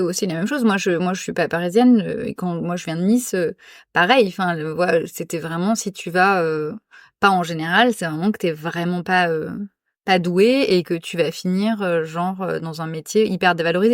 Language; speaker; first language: French; native; French